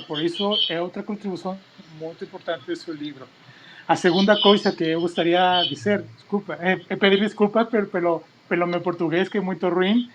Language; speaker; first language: Portuguese; non-native, fluent; Spanish